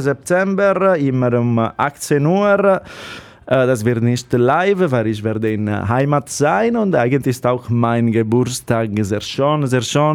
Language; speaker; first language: German; non-native, learner; Italian